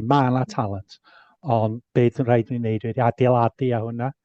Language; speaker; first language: Welsh; native; Welsh